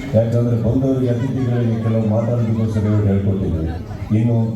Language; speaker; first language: Kannada; native; Kannada